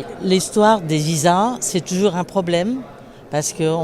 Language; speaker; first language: French; native; French